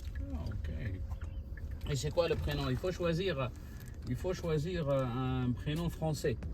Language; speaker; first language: French; non-native, local second language; Arabic